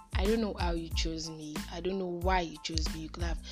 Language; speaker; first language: English; non-native, local second language; Yoruba